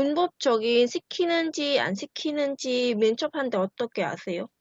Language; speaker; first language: Korean; non-native, fluent; Vietnamese